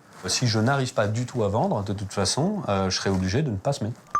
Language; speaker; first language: French; native; French